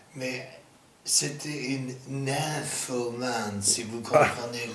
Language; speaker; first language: French; non-native, fluent; English